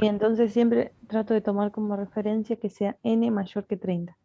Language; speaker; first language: Spanish; native; Spanish